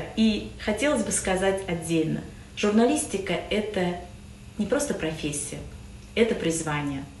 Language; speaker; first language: Russian; native; Russian